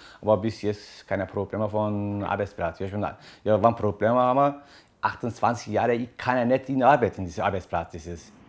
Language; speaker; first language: German; non-native, learner; Kurdish